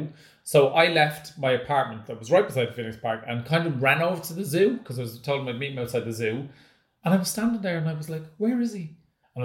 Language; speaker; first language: English; native; English